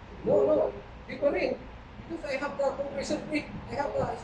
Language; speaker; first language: English; non-native, learner; Filipino